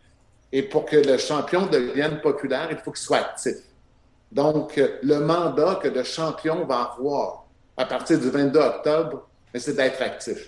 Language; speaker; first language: French; native; French